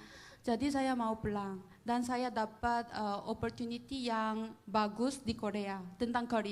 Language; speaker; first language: Indonesian; non-native, fluent; Korean